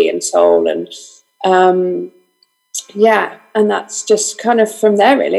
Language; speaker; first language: English; native; English